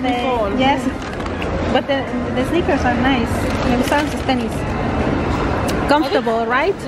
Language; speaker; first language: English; non-native, learner; Spanish